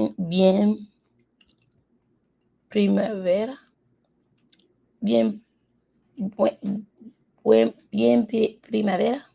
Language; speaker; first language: Spanish; non-native, learner; English